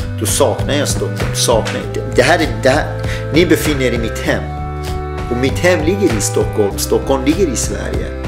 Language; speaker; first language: Swedish; early bilingual, other home language; Persian